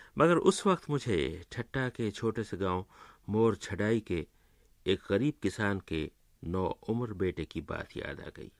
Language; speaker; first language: Urdu; native; Urdu